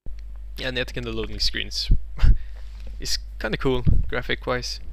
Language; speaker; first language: English; non-native, fluent; Norwegian